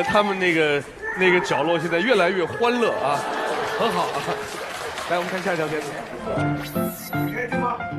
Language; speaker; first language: Chinese; native; Chinese